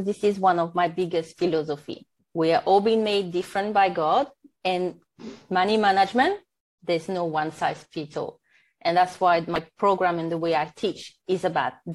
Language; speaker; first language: English; non-native, fluent; French